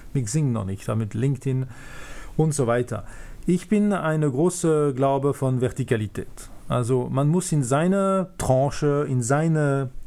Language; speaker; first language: German; non-native, local second language; French